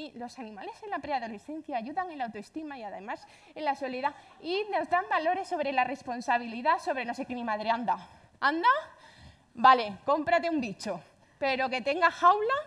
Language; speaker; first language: Spanish; native; Spanish